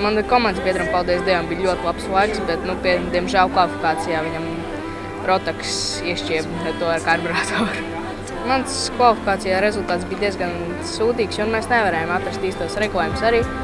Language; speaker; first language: Latvian; native; Latvian